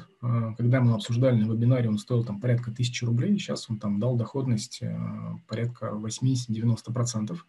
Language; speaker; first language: Russian; native; Russian